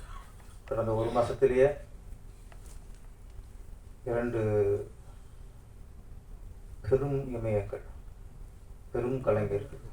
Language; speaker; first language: Tamil; native; Tamil